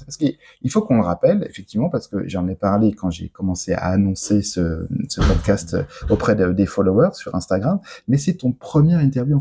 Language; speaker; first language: French; native; French